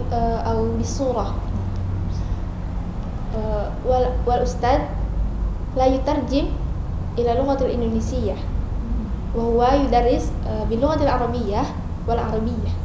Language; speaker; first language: Arabic; non-native, learner; Indonesian